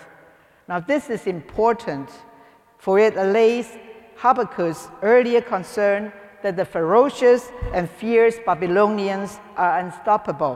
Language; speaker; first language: English; non-native, local second language; Cantonese